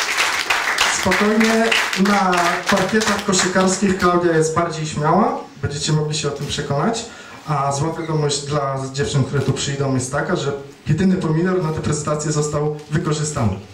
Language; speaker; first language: Polish; native; Polish